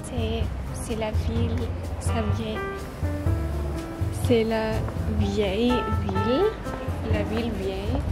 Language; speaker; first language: French; non-native, learner; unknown